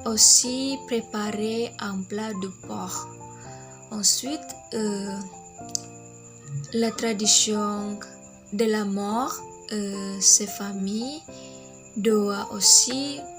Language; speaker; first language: French; non-native, learner; Indonesian